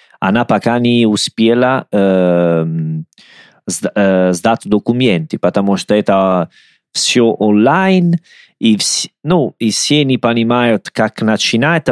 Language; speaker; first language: Russian; non-native, learner; Italian